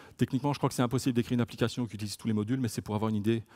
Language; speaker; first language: French; native; French